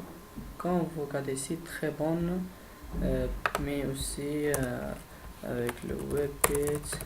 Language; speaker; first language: French; non-native, fluent; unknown